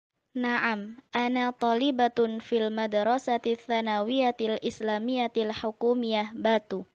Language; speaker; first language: Arabic; non-native, learner; Indonesian